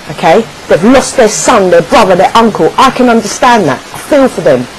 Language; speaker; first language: English; native; English